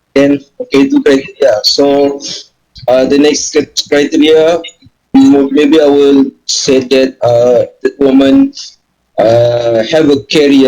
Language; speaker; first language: English; non-native, learner; Malay